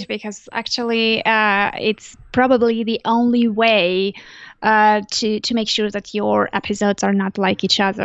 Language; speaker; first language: English; non-native, fluent; Armenian